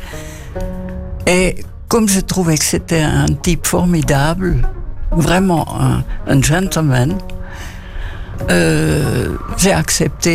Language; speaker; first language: French; non-native, fluent; Dutch